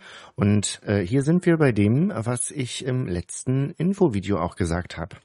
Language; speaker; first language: German; native; German